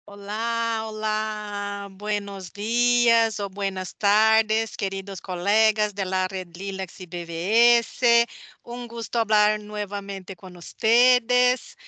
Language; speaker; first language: Spanish; non-native, fluent; Portuguese